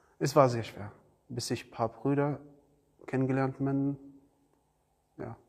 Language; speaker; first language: German; non-native, learner; Arabic